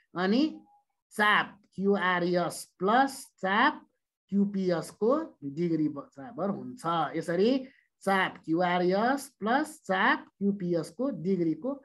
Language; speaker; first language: Nepali; native; Nepali